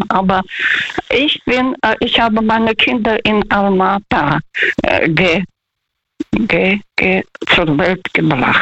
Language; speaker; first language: German; non-native, fluent; Russian